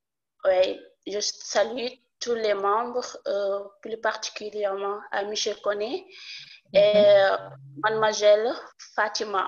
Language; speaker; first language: French; non-native, local second language; Wolof